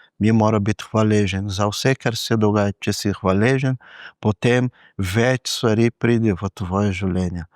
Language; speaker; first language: Slovenian; non-native, fluent; Portuguese